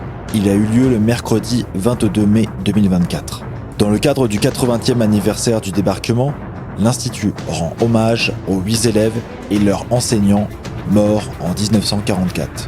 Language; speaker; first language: French; native; French